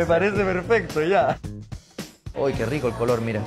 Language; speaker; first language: Spanish; native; Spanish